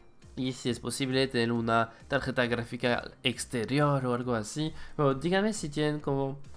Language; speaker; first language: Spanish; non-native, fluent; French